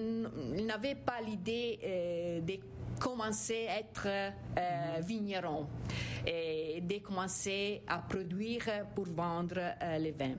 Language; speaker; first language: French; non-native, fluent; Italian